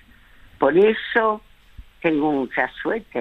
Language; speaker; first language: Spanish; early bilingual, other home language; French